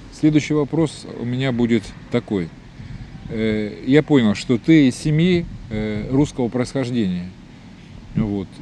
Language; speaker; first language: Russian; native; Russian